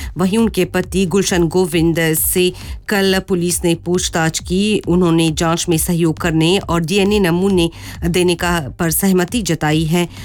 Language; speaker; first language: Hindi; non-native, local second language; Morisyen